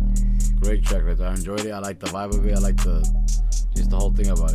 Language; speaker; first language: English; early bilingual, other home language; Spanish